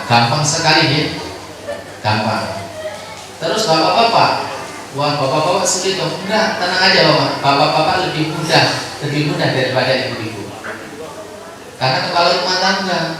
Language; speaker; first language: Indonesian; non-native, local second language; Javanese